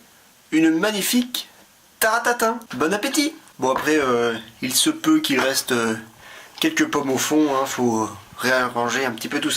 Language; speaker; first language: French; native; French